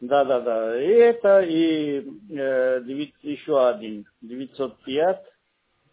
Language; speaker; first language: Russian; non-native, local second language; Armenian